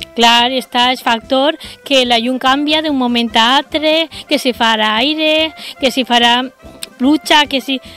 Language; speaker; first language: Catalan; native; Catalan